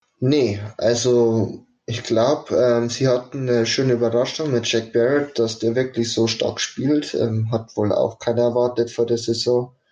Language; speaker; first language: German; native; German